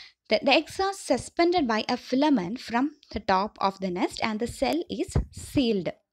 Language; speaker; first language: English; non-native, local second language; Malayalam